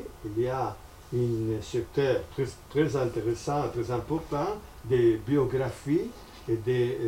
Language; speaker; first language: French; non-native, fluent; Italian